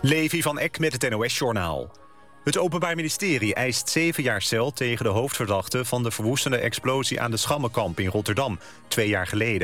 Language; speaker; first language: Dutch; native; Dutch